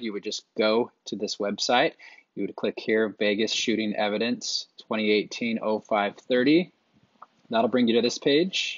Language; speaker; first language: English; native; English